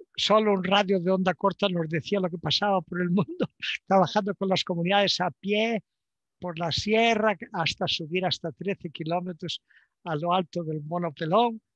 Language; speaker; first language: Spanish; native; Spanish